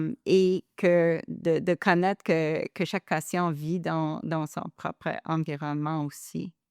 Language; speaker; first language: French; non-native, local second language; English